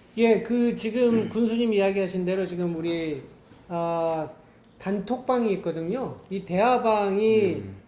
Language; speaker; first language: Korean; native; Korean